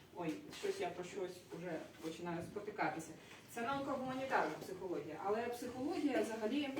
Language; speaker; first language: Ukrainian; non-native, local second language; Russian